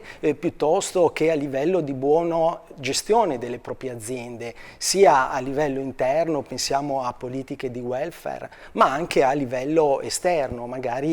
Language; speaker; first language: Italian; native; Italian